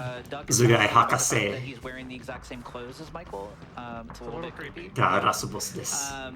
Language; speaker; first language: Japanese; non-native, learner; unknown